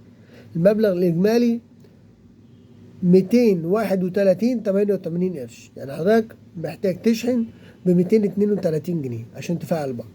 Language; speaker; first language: Arabic; native; Arabic